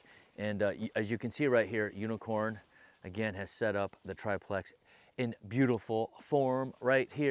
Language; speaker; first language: English; native; English